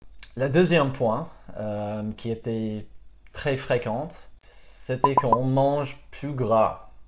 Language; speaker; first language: French; non-native, fluent; English